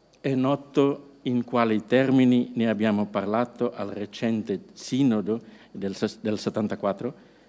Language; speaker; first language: Italian; non-native, fluent; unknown